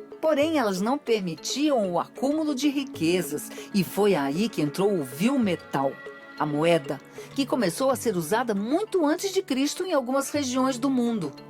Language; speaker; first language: Portuguese; native; Portuguese